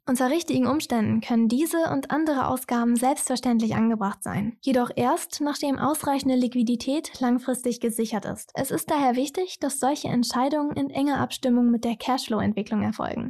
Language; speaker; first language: German; native; German